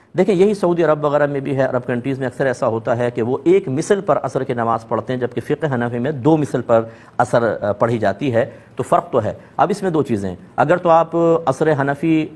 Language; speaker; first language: Urdu; native; Urdu